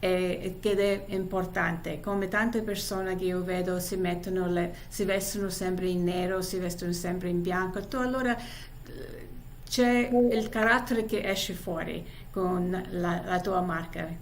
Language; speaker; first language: Italian; early bilingual, heritage; Italian